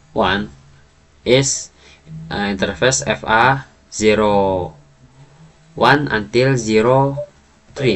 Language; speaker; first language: English; non-native, learner; Indonesian